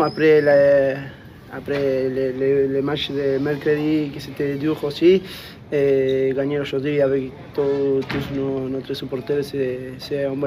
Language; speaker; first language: French; non-native, fluent; Spanish